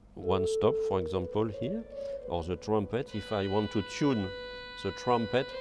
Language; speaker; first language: English; non-native, fluent; French